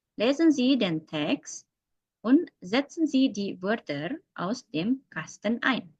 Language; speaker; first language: German; non-native, fluent; Indonesian